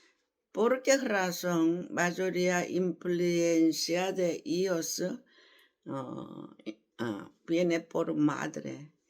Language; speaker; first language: Spanish; non-native, learner; Korean